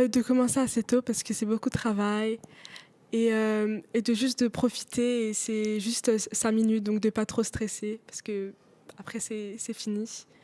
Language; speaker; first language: French; non-native, local second language; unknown